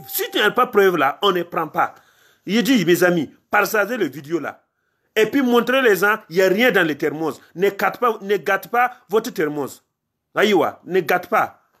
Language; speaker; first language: French; non-native, local second language; Mossi